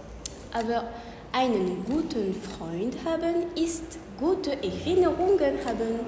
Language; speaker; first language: German; non-native, learner; French